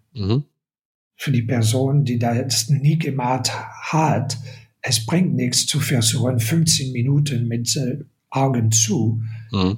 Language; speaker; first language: German; non-native, fluent; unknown